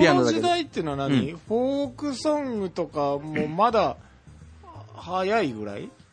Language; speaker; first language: Japanese; native; Japanese